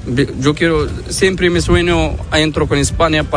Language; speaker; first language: Spanish; non-native, learner; Arabic